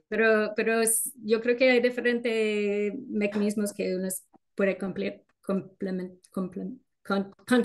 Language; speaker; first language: Spanish; non-native, fluent; English